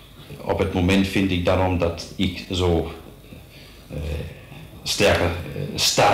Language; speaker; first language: Dutch; non-native, fluent; Danish